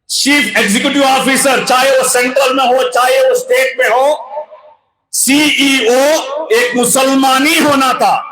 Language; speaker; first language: Kannada; non-native, local second language; Urdu